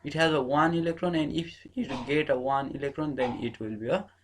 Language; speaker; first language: English; non-native, local second language; Nepali